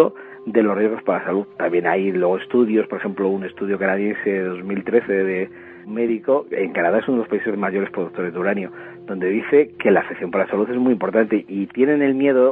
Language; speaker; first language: Spanish; native; Spanish